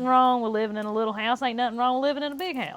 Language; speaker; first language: English; native; English